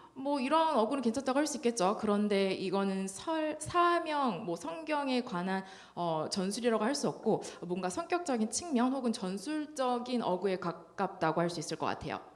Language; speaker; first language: Korean; native; Korean